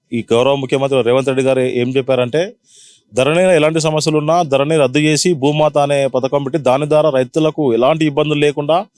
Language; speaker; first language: Telugu; native; Telugu